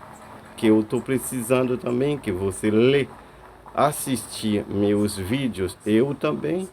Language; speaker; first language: Portuguese; non-native, fluent; Haitian Creole